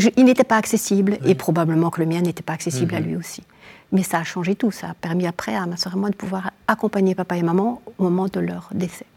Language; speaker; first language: French; native; French